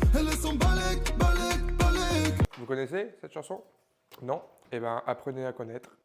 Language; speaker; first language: French; native; French